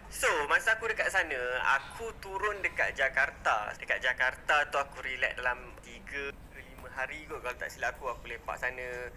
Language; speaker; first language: Malay; native; Malay